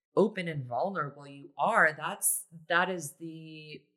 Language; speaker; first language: English; non-native, fluent; Italian